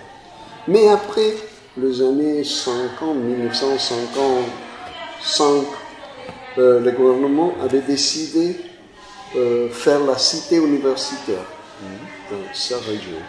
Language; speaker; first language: French; non-native, fluent; Spanish